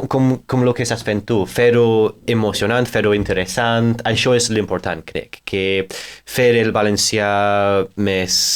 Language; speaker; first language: Catalan; non-native, fluent; English